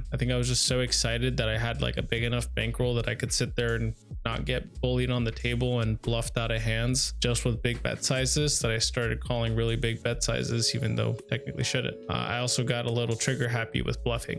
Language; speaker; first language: English; native; English